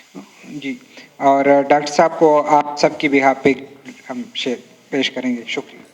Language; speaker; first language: Urdu; native; Urdu